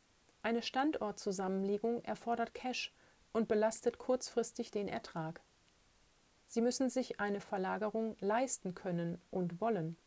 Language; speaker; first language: German; native; German